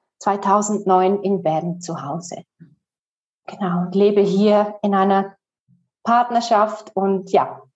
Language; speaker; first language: German; non-native, local second language; Romansh